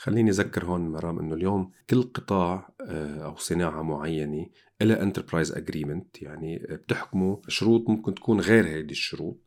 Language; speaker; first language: Arabic; native; Arabic